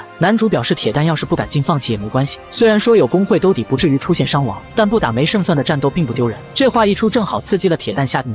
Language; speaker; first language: Chinese; native; Chinese